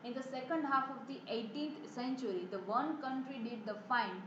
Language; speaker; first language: English; non-native, local second language; Gujarati